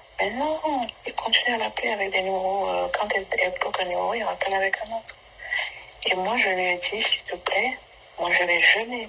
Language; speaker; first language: French; non-native, local second language; Basaa